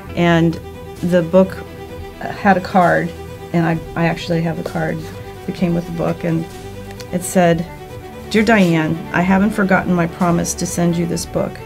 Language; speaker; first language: English; native; English